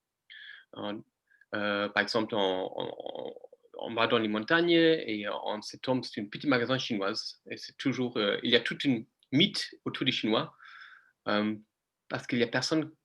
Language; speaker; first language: French; non-native, fluent; English